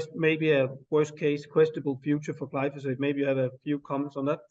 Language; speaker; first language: English; non-native, fluent; Danish